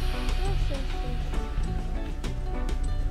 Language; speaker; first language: English; non-native, learner; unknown